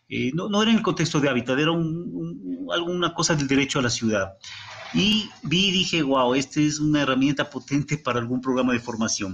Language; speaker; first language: Spanish; native; Spanish